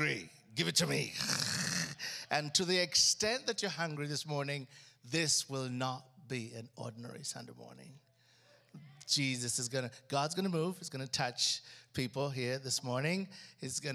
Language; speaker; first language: English; non-native, local second language; Ganda